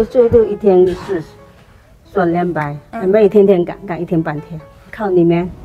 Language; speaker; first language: Chinese; native; Chinese